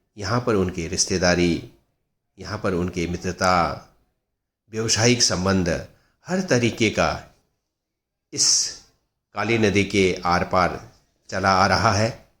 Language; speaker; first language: Hindi; non-native, local second language; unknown